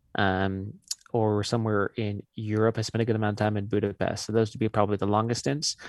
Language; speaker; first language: English; early bilingual, other home language; Hindi